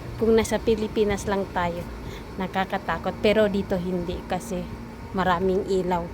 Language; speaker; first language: Filipino; non-native, local second language; Cebuano